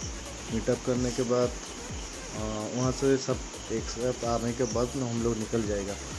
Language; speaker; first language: Hindi; non-native, local second language; Bangla